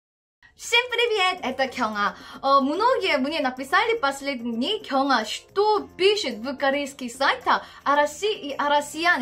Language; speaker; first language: Russian; non-native, learner; Korean